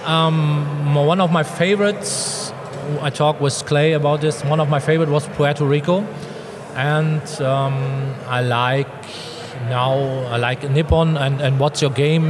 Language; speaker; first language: English; non-native, learner; German